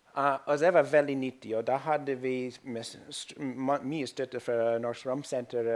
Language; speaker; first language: Norwegian; non-native, fluent; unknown